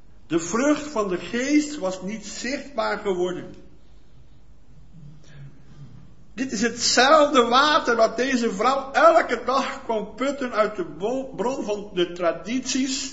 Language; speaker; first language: Dutch; non-native, fluent; Portuguese